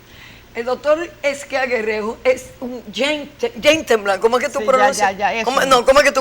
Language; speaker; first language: Spanish; native; Spanish